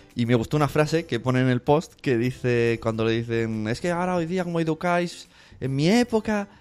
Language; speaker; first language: Spanish; native; Spanish